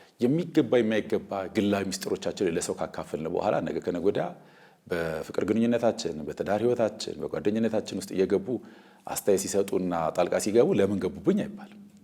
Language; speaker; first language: Amharic; native; Amharic